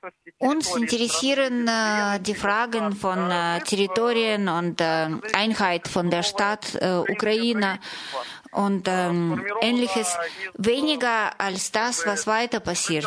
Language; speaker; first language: German; non-native, fluent; Russian